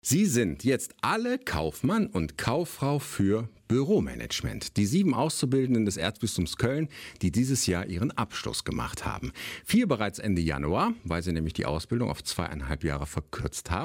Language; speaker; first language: German; native; German